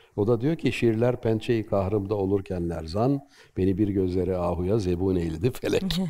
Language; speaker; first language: Turkish; native; Turkish